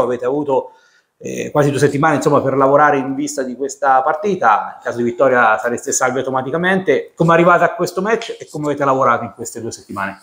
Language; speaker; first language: Italian; native; Italian